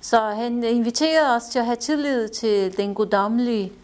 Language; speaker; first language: Danish; non-native, fluent; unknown